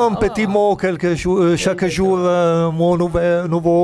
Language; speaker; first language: French; non-native, fluent; Italian